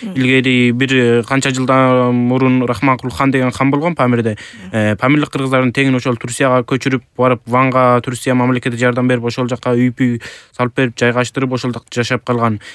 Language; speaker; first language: Kyrgyz; early bilingual, heritage; Kyrgyz